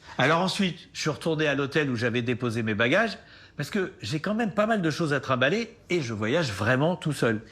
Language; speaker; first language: French; native; French